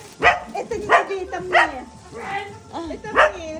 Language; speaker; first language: Russian; non-native, learner; Georgian